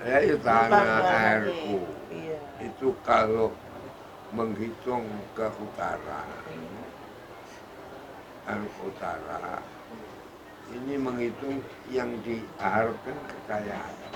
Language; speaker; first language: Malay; non-native, local second language; Javanese